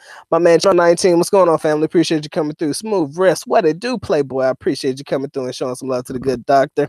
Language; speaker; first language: English; native; English